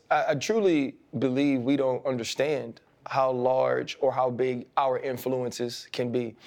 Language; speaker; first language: English; native; English